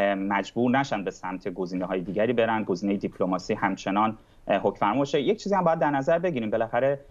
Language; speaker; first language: Persian; native; Persian